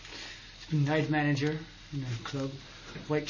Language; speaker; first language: German; non-native, learner; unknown